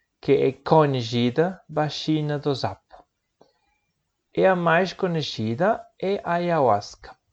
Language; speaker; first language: Portuguese; non-native, learner; Spanish